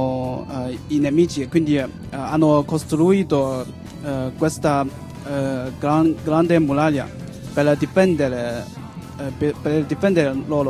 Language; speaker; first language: Italian; non-native, learner; Chinese